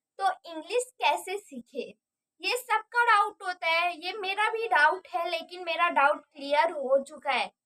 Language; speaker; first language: Hindi; native; Hindi